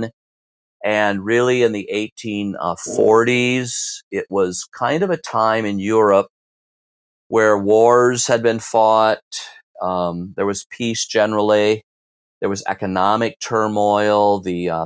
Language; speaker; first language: English; native; English